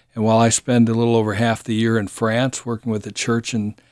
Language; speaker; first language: English; native; English